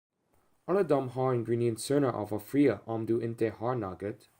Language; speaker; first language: Swedish; non-native, learner; English